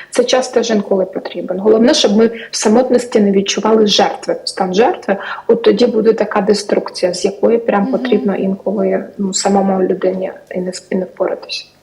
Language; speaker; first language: Ukrainian; native; Ukrainian